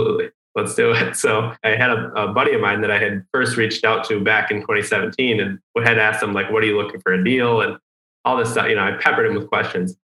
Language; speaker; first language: English; native; English